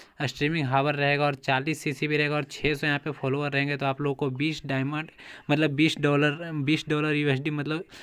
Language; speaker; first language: Hindi; native; Hindi